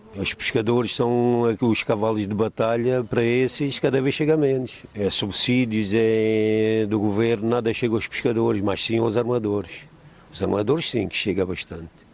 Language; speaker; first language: Portuguese; native; Portuguese